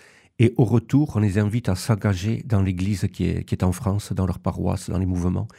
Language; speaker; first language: French; native; French